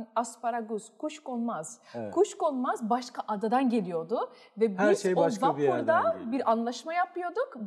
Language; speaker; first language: Turkish; early bilingual, heritage; Turkish